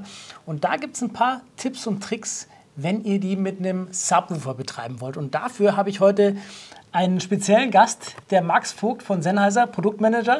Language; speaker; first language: German; native; German